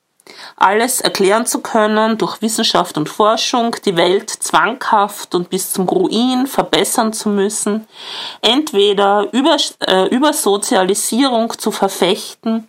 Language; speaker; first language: German; native; German